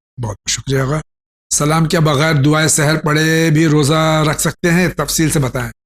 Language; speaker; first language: Urdu; native; Urdu